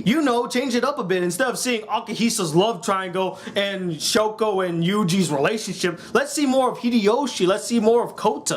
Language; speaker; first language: English; native; English